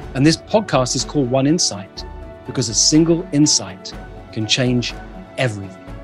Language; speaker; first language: English; native; English